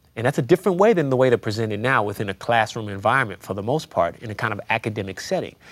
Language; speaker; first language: English; native; English